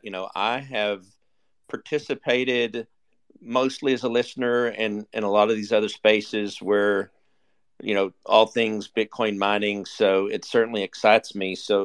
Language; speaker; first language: English; native; English